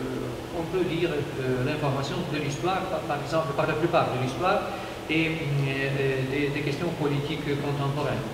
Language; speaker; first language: French; non-native, learner; Ukrainian